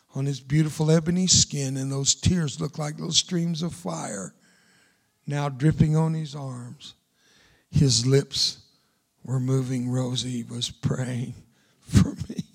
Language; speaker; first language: English; early bilingual, other home language; Spanish